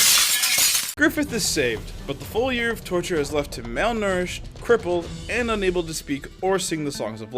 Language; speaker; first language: English; native; English